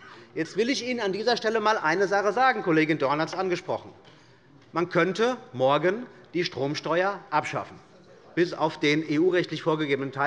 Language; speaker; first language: German; native; German